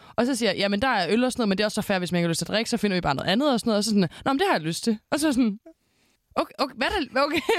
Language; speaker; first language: Danish; native; Danish